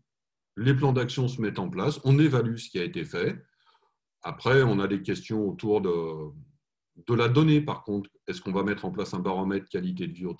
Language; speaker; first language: French; native; French